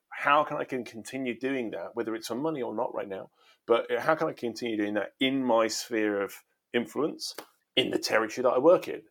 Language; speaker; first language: English; native; English